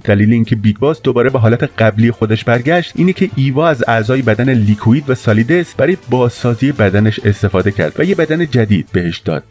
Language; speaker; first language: Persian; native; Persian